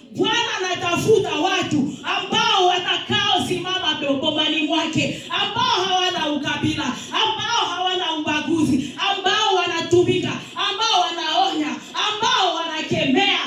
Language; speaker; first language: Swahili; native; Swahili